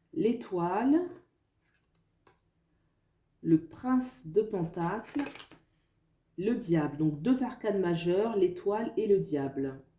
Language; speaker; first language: French; native; French